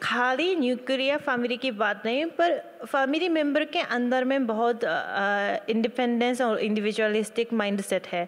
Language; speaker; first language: Hindi; non-native, learner; Japanese